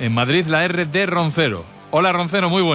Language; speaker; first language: Spanish; native; Spanish